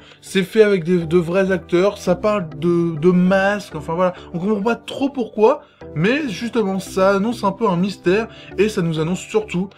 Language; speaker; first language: French; native; French